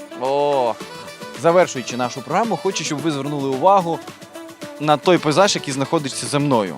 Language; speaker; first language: Ukrainian; native; Ukrainian